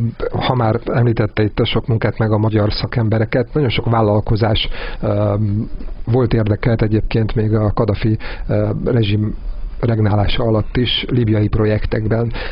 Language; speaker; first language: Hungarian; native; Hungarian